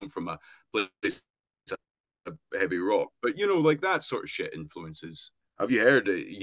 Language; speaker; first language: English; native; English